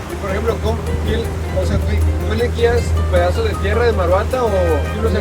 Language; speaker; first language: Spanish; native; Spanish